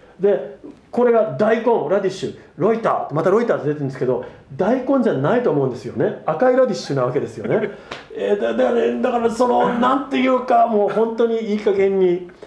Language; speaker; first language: Japanese; non-native, fluent; English